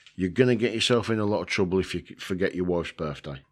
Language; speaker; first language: English; native; English